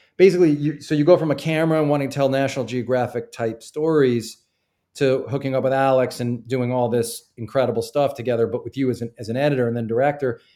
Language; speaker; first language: English; native; English